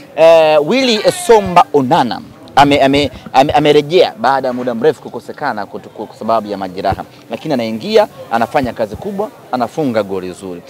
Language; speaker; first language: Swahili; native; Swahili